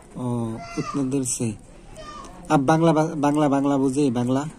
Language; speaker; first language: Hindi; non-native, learner; Bangla